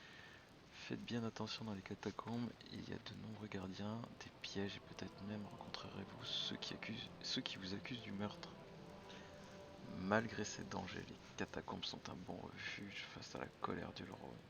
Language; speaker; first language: French; native; French